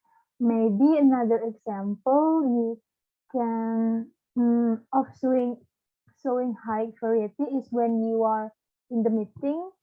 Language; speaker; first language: English; non-native, learner; Balinese